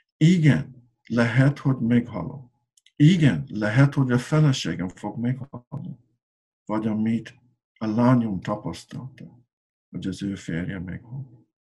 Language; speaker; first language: Hungarian; non-native, learner; English